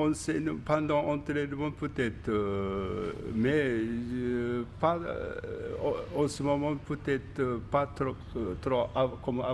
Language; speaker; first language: French; non-native, learner; Japanese